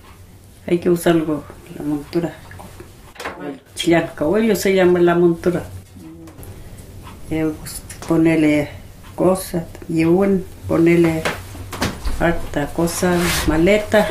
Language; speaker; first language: Spanish; non-native, local second language; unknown